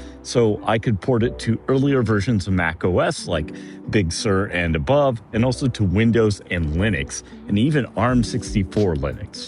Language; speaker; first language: English; native; English